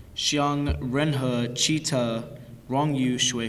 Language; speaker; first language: Chinese; non-native, learner; English